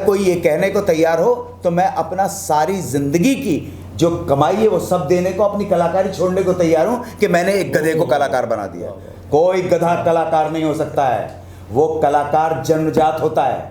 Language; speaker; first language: Hindi; native; Hindi